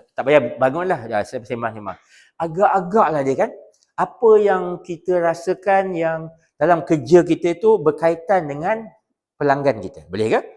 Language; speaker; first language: Malay; native; Malay